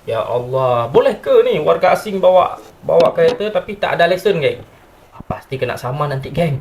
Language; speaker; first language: Malay; native; Malay